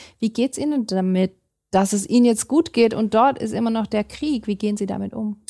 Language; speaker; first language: German; native; German